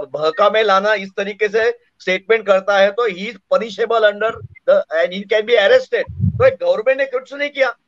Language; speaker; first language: Hindi; non-native, local second language; Marathi